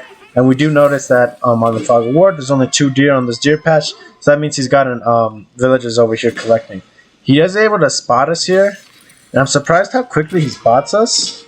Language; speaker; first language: English; native; English